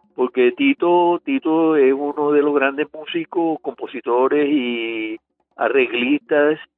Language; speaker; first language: Spanish; native; Spanish